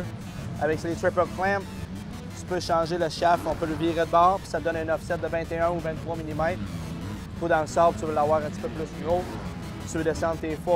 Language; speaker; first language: French; native; French